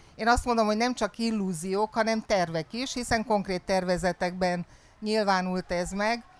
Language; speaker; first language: Hungarian; native; Hungarian